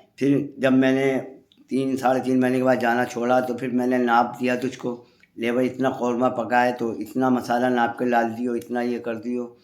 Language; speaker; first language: Urdu; native; Urdu